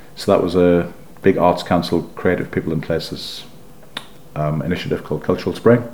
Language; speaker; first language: English; native; English